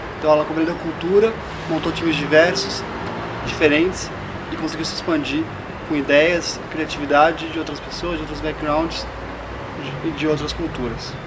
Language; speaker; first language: Portuguese; native; Portuguese